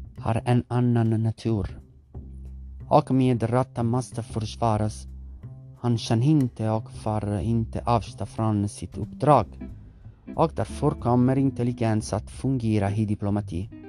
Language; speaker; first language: Swedish; non-native, learner; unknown